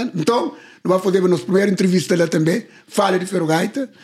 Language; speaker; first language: Portuguese; non-native, local second language; Kabuverdianu